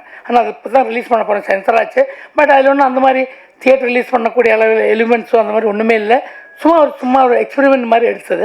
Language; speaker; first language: Tamil; non-native, fluent; Malayalam